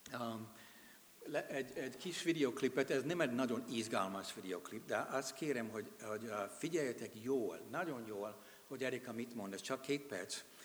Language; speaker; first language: Hungarian; non-native, fluent; English